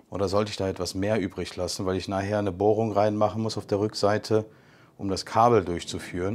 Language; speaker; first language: German; native; German